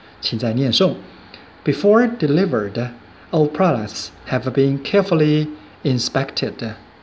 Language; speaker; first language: English; non-native, fluent; Chinese